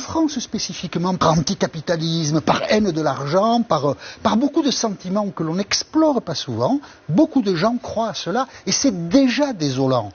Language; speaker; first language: French; native; French